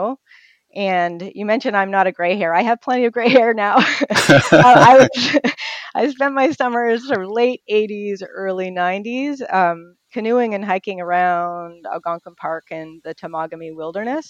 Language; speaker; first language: English; native; English